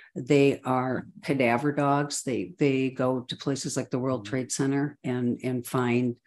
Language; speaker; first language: English; native; English